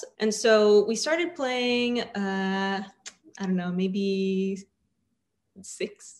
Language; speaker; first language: English; native; English